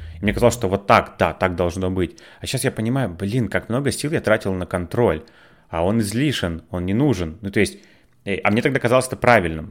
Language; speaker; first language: Russian; native; Russian